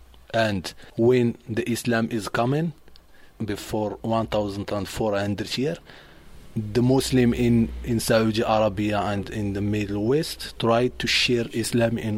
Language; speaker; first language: English; non-native, learner; Arabic